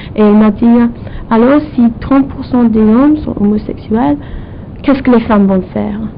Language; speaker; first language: French; non-native, fluent; English